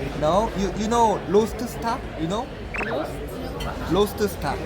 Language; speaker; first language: English; non-native, learner; Korean